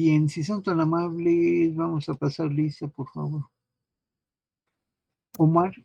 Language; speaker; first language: Spanish; native; Spanish